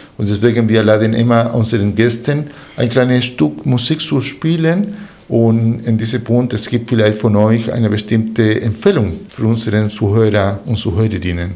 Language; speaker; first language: German; non-native, fluent; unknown